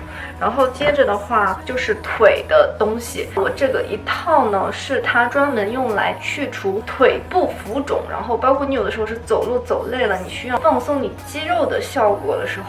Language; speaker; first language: Chinese; native; Chinese